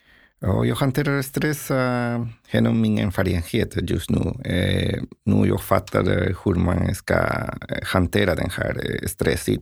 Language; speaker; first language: Swedish; non-native, learner; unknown